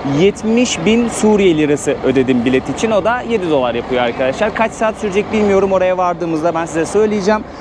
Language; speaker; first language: Turkish; native; Turkish